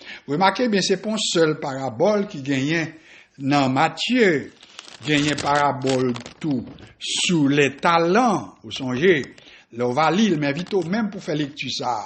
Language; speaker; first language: French; non-native, local second language; Haitian Creole